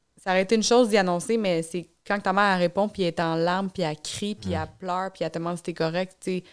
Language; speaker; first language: French; native; French